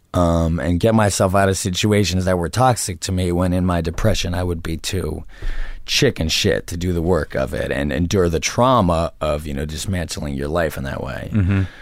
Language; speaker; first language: English; native; English